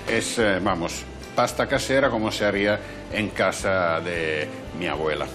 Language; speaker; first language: Spanish; non-native, fluent; Italian